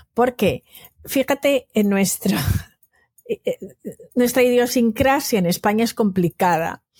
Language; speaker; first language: Spanish; native; Spanish